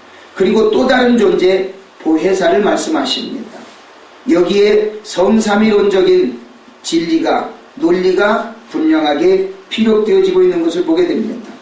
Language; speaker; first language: Korean; native; Korean